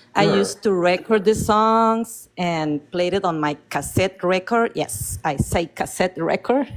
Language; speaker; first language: English; non-native, fluent; Spanish